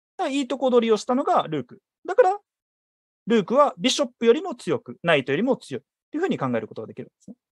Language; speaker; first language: Japanese; native; Japanese